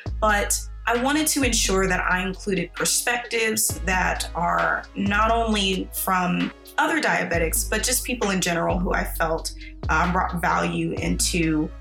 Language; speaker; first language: English; native; English